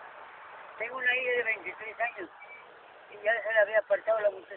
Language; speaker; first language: Spanish; native; Spanish